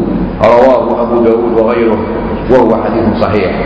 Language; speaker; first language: Arabic; native; Arabic